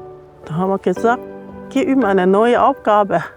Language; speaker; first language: German; non-native, learner; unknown